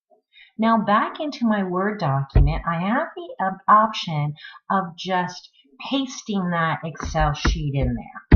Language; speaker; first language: English; native; English